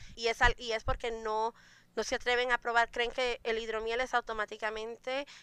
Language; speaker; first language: Spanish; native; Spanish